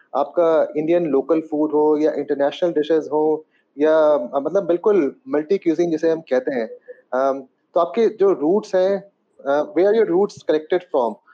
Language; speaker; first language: Hindi; native; Hindi